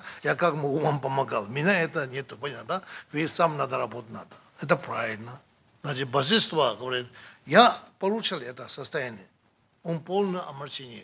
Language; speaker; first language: Russian; non-native, learner; Tibetan